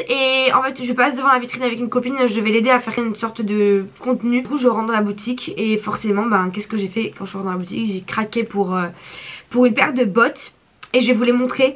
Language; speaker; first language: French; native; French